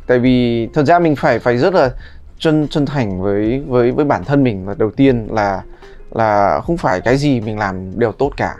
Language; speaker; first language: Vietnamese; early bilingual, heritage; Vietnamese